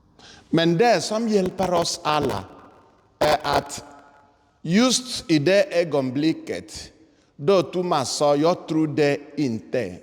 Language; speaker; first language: Swedish; non-native, fluent; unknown